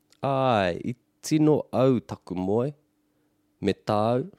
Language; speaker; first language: Māori; non-native, local second language; English